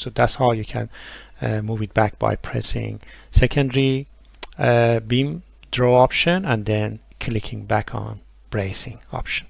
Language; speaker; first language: English; non-native, fluent; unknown